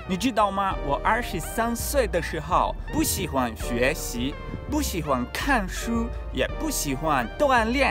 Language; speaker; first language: Chinese; non-native, fluent; Portuguese